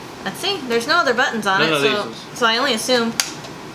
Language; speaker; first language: English; native; English